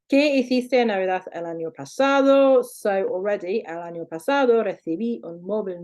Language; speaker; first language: Spanish; non-native, fluent; English